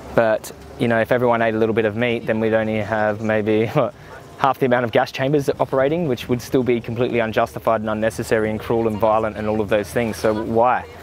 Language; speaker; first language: English; native; English